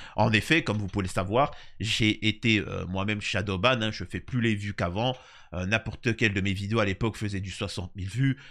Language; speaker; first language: French; native; French